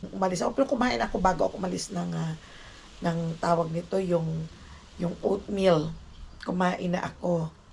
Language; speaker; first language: Filipino; native; Filipino